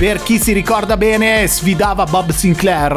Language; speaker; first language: Italian; native; Italian